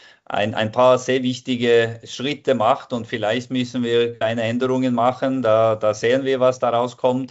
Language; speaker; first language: German; non-native, fluent; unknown